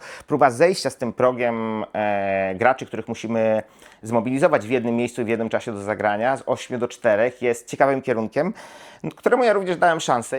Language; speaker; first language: Polish; native; Polish